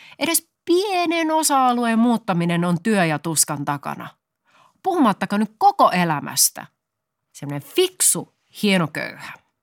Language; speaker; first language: Finnish; native; Finnish